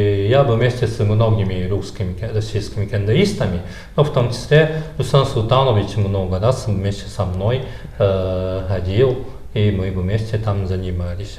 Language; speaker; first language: Russian; non-native, fluent; Japanese